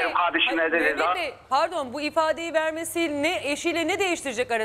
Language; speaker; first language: Turkish; native; Turkish